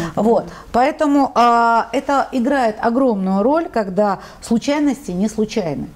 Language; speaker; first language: Russian; non-native, local second language; Chechen